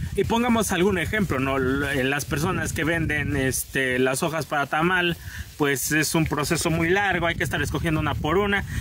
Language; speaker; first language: Spanish; non-native, local second language; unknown